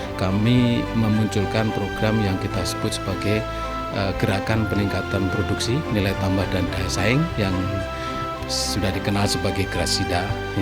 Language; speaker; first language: Indonesian; native; Indonesian